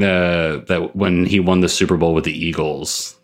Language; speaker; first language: English; native; English